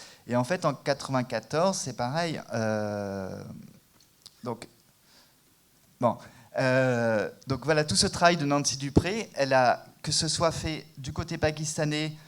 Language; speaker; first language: French; native; French